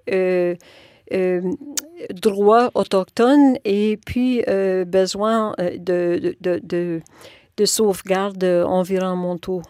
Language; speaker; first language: French; non-native, local second language; English